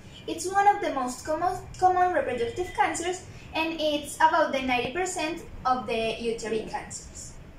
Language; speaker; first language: English; non-native, fluent; Spanish